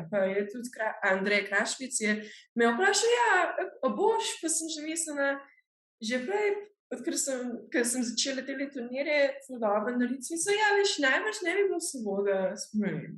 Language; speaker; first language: Slovenian; early bilingual, heritage; Slovenian